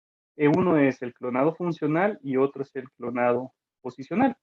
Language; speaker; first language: Spanish; native; Spanish